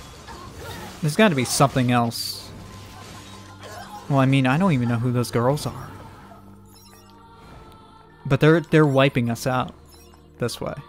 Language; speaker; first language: English; native; English